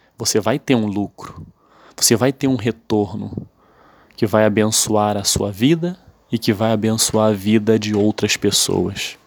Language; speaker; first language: Portuguese; native; Portuguese